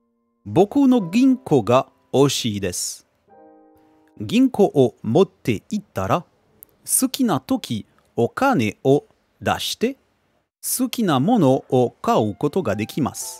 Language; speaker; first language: Japanese; non-native, learner; French